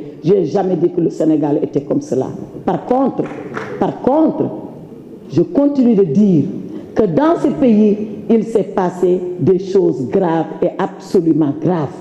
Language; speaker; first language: French; non-native, local second language; Wolof